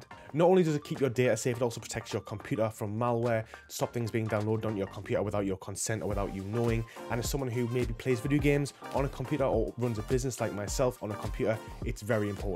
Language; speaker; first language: English; native; English